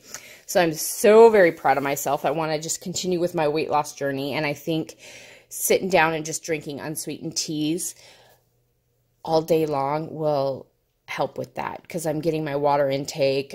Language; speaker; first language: English; native; English